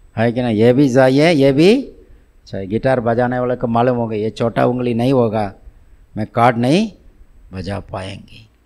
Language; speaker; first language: Hindi; non-native, local second language; Tamil